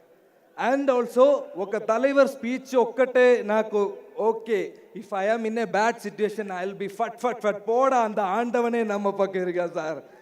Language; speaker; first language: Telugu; non-native, learner; Malayalam